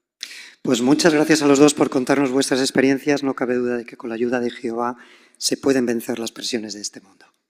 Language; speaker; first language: Spanish; native; Spanish